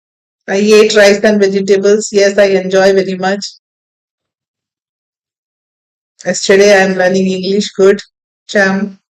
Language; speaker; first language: English; non-native, local second language; Hindi